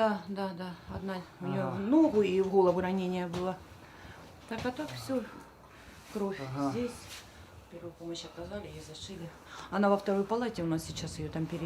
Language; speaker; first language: Russian; native; Russian